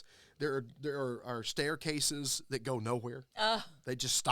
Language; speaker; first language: English; native; English